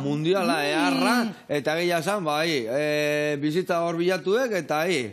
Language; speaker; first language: Basque; native; Basque